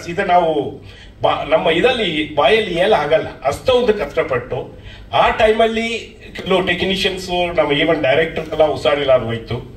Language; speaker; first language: Kannada; non-native, learner; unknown